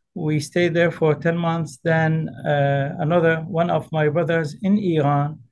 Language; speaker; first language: English; early bilingual, other home language; Arabic